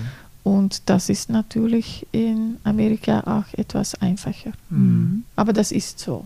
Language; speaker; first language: German; non-native, fluent; Dutch